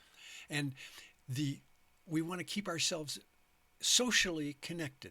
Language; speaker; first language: English; native; English